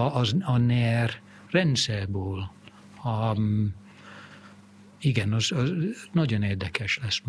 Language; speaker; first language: Hungarian; non-native, fluent; English